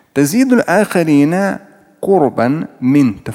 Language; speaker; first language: Arabic; non-native, fluent; Russian